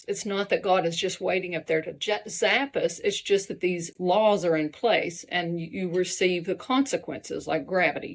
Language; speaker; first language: English; native; English